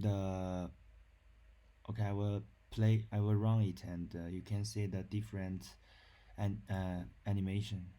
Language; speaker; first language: English; non-native, learner; Chinese